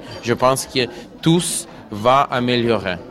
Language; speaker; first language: French; non-native, learner; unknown